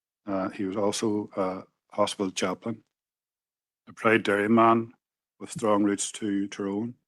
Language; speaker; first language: English; native; English